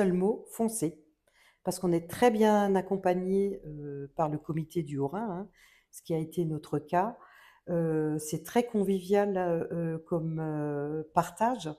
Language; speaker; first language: French; native; French